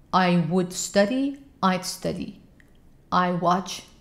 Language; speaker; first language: English; non-native, fluent; Persian